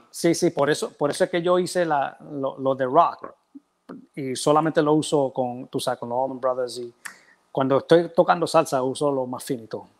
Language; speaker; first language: Spanish; early bilingual, heritage; Spanish